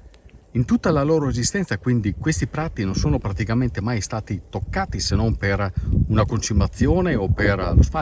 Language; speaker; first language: Italian; native; Italian